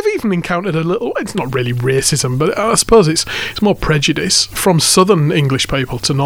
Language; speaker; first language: English; native; English